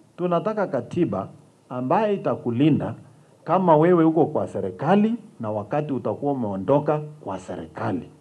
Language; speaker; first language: Swahili; non-native, local second language; Kalenjin